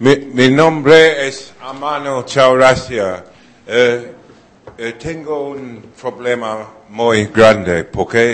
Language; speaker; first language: Spanish; non-native, learner; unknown